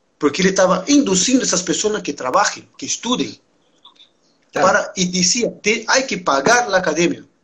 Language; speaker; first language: Spanish; non-native, fluent; Portuguese